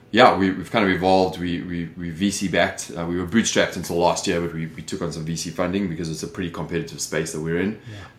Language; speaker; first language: English; native; English